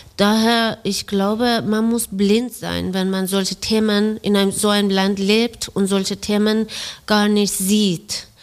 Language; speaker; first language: German; non-native, fluent; Persian